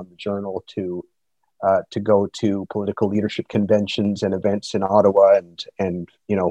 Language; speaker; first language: English; native; English